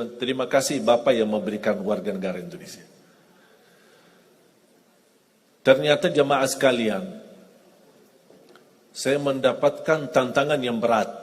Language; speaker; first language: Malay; non-native, fluent; Arabic